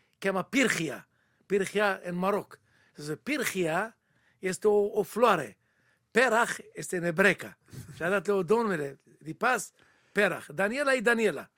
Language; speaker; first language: Romanian; non-native, learner; Hebrew